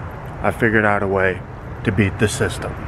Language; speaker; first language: English; native; English